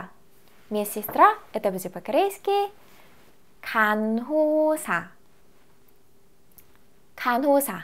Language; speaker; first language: Russian; non-native, fluent; Korean